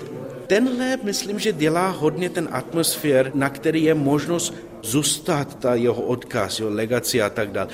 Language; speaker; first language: Czech; non-native, learner; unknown